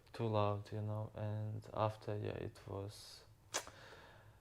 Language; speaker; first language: English; non-native, learner; Ukrainian